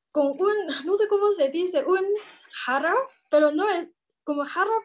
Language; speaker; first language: Spanish; non-native, learner; Chinese